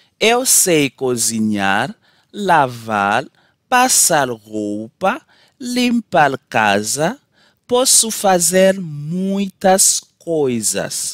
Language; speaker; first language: Portuguese; non-native, learner; Haitian Creole